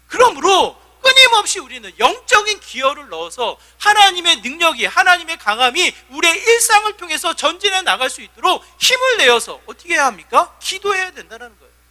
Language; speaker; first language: Korean; native; Korean